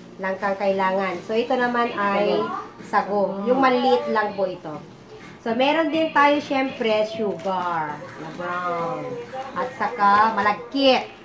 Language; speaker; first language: Filipino; non-native, local second language; Iloko